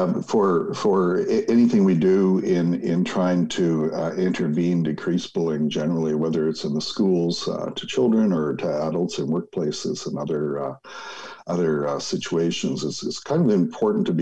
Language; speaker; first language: English; native; English